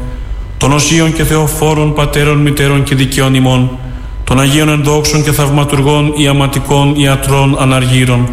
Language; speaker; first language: Greek; native; Greek